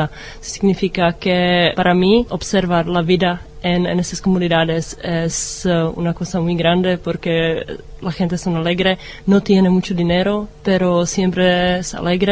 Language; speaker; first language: Spanish; non-native, learner; Czech